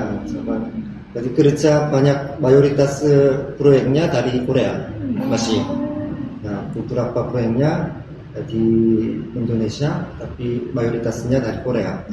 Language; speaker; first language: Indonesian; non-native, learner; Korean